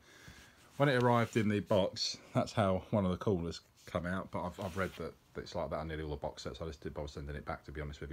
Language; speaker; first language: English; native; English